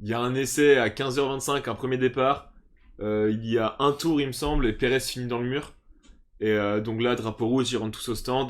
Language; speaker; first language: French; native; French